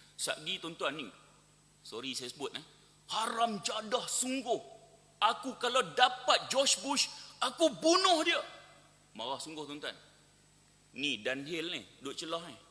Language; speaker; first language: Malay; native; Malay